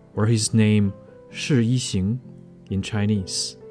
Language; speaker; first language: English; non-native, fluent; Chinese